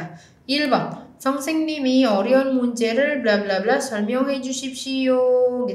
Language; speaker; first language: Korean; non-native, fluent; Indonesian